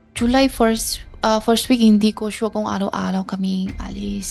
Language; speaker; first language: Filipino; non-native, learner; Chinese